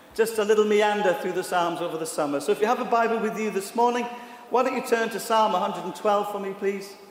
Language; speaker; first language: English; native; English